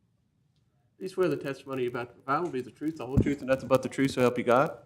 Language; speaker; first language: English; native; English